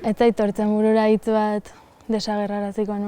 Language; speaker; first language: Basque; native; Basque